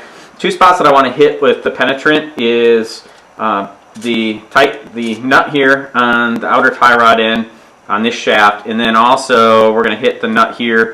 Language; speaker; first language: English; native; English